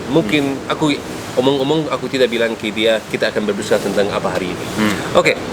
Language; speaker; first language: Indonesian; non-native, fluent; Arabic